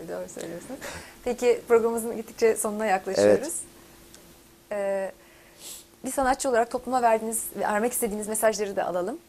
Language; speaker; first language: Turkish; native; Turkish